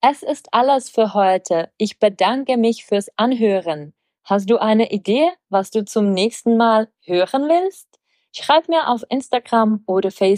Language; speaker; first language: German; non-native, fluent; Czech